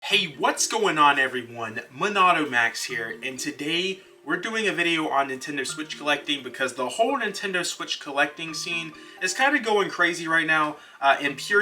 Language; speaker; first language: English; native; English